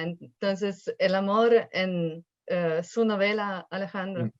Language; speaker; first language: Spanish; non-native, fluent; Slovenian